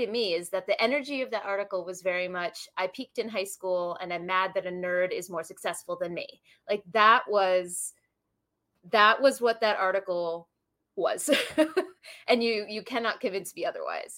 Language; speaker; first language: English; native; English